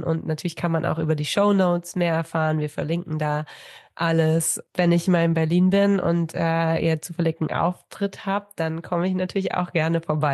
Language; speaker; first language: German; native; German